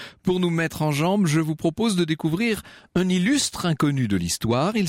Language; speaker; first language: French; native; French